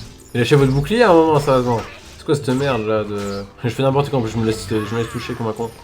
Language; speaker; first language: French; native; French